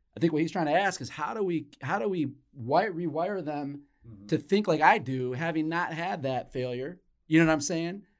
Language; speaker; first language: English; native; English